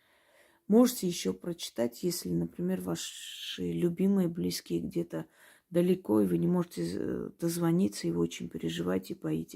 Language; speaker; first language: Russian; native; Russian